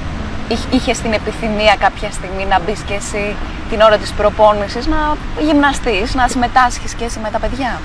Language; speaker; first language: Greek; native; Greek